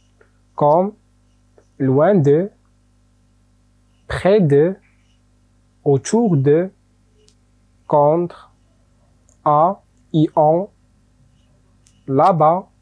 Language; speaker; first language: French; non-native, local second language; Arabic